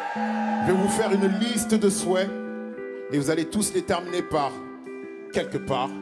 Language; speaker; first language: French; native; French